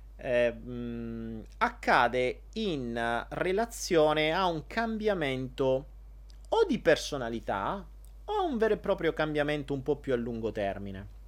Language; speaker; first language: Italian; native; Italian